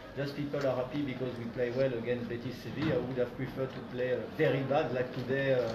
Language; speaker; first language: English; non-native, fluent; French